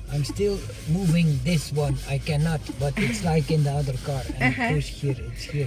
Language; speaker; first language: English; non-native, learner; Dutch